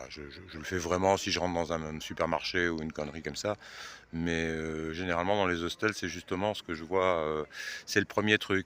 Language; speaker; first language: French; native; French